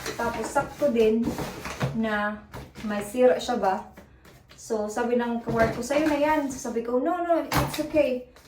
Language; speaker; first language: Filipino; non-native, local second language; Cebuano